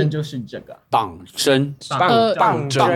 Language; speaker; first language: Chinese; non-native, learner; English